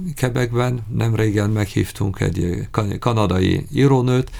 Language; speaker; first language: Hungarian; non-native, fluent; French